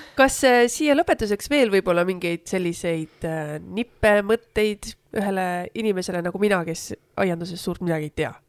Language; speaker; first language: Estonian; native; Estonian